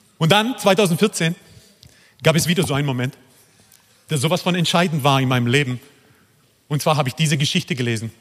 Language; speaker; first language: German; non-native, fluent; Croatian